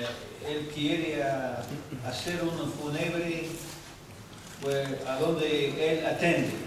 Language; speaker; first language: Spanish; non-native, learner; English